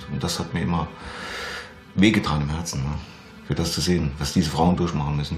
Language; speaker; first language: German; native; German